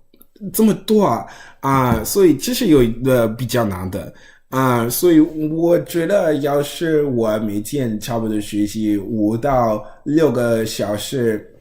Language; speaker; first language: Chinese; non-native, learner; English